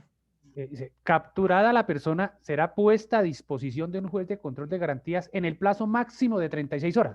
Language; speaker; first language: Spanish; native; Spanish